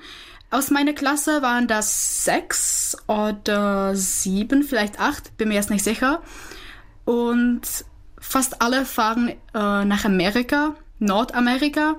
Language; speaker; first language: German; non-native, fluent; Czech